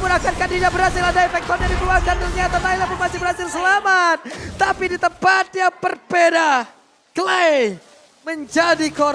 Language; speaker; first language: Indonesian; native; Indonesian